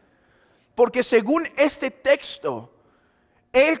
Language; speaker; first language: Spanish; native; Spanish